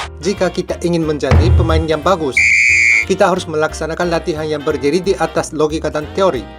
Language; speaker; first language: Indonesian; non-native, fluent; Japanese